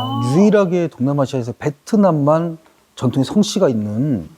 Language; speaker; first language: Korean; native; Korean